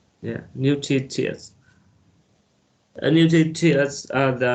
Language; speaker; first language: English; non-native, learner; Vietnamese